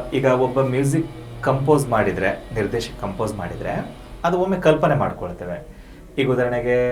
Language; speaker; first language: Kannada; native; Kannada